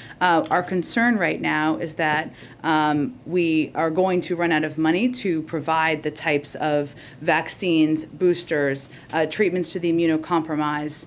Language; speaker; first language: English; native; English